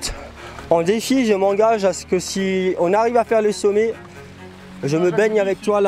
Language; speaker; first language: French; native; French